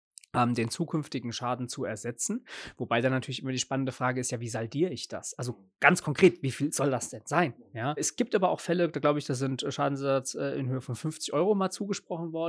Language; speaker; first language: German; native; German